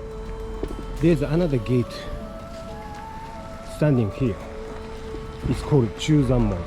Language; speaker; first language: English; non-native, learner; Japanese